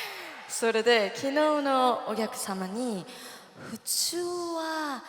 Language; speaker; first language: Japanese; non-native, learner; Korean